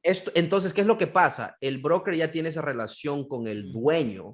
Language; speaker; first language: Spanish; native; Spanish